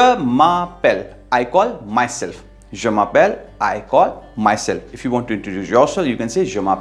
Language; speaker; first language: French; non-native, fluent; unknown